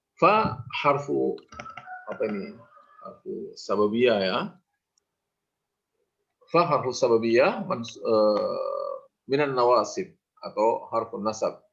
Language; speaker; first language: Arabic; non-native, fluent; Indonesian